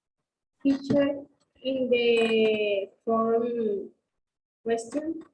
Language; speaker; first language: English; non-native, learner; Spanish